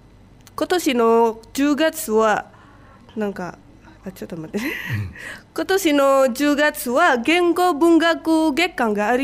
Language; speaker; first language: Japanese; non-native, fluent; Indonesian